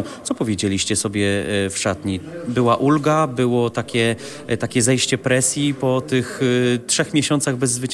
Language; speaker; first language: Polish; native; Polish